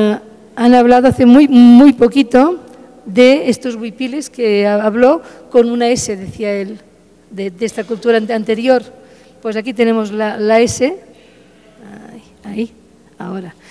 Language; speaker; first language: Spanish; native; Spanish